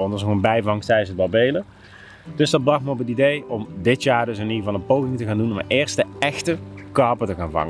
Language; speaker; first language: Dutch; native; Dutch